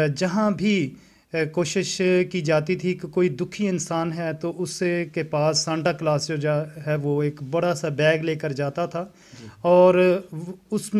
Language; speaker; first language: Urdu; non-native, local second language; Punjabi